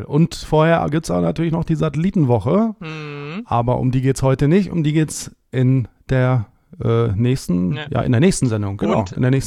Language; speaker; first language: German; native; German